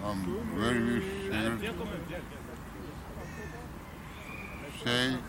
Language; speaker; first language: English; non-native, learner; Romany